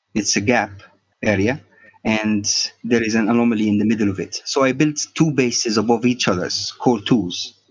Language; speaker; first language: English; non-native, fluent; Arabic